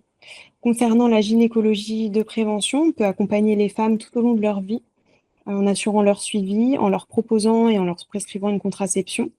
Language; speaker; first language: French; native; French